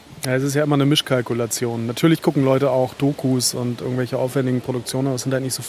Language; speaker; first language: German; native; German